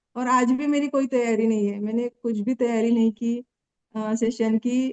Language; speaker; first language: Hindi; non-native, local second language; Marathi